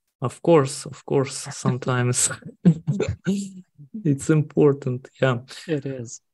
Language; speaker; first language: English; non-native, learner; Russian